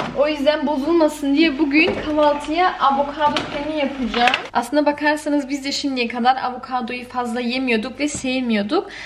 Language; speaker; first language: Turkish; early bilingual, heritage; Turkish